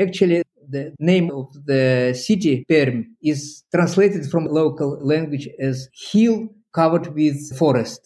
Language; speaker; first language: English; non-native, fluent; Russian